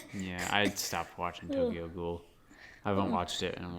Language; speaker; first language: English; native; English